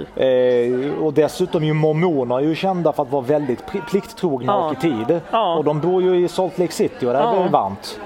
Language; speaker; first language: Swedish; early bilingual, other home language; Italian